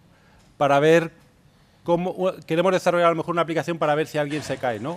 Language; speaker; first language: Spanish; native; Spanish